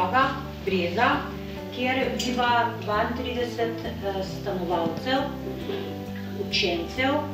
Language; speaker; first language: Slovenian; native; Slovenian